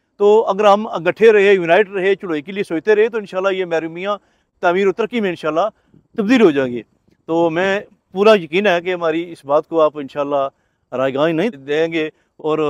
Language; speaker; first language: Urdu; non-native, local second language; Pahari-Potwari